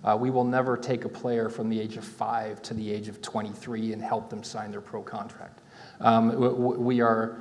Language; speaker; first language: English; native; English